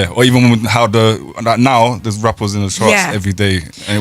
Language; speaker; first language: English; native; English